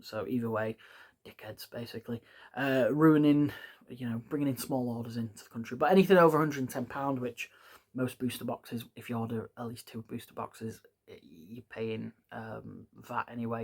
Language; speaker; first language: English; native; English